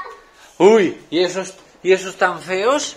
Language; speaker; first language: Spanish; native; Spanish